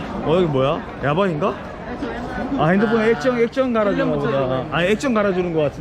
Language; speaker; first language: Korean; native; Korean